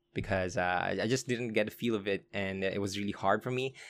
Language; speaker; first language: English; non-native, local second language; Filipino